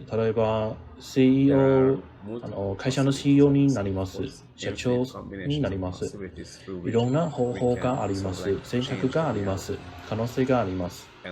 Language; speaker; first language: Japanese; non-native, learner; English